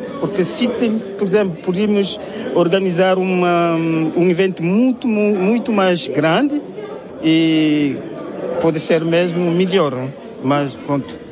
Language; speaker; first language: Portuguese; non-native, fluent; Kabuverdianu